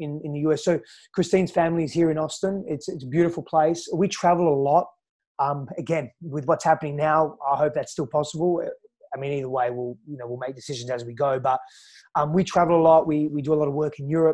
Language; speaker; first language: English; native; English